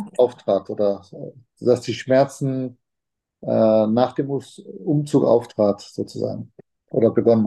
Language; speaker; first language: German; non-native, fluent; Turkish